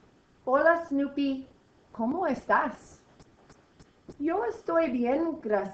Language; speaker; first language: Spanish; non-native, fluent; English